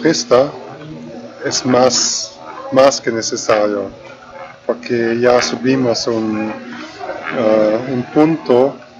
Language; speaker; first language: Spanish; non-native, fluent; German